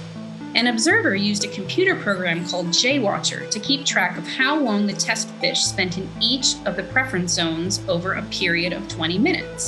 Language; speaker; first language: English; native; English